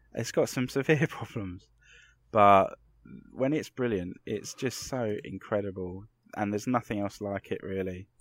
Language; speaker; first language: English; native; English